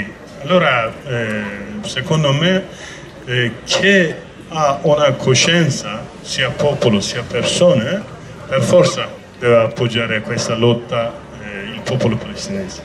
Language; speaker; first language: Italian; non-native, learner; Kurdish